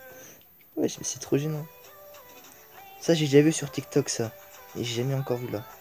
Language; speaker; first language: French; native; French